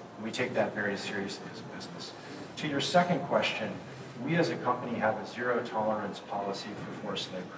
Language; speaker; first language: English; native; English